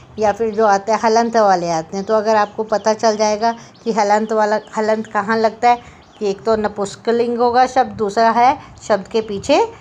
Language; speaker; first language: Hindi; native; Hindi